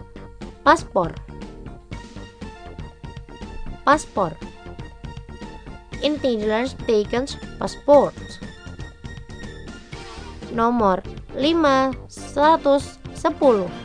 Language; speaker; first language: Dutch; non-native, learner; Indonesian